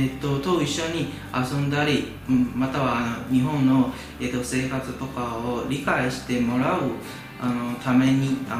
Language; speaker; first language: Japanese; non-native, fluent; Chinese